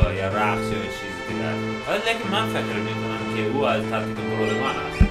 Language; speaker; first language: Persian; non-native, learner; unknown